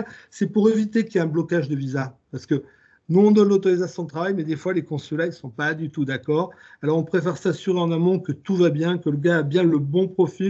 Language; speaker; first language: French; native; French